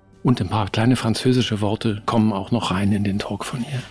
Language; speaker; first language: German; native; German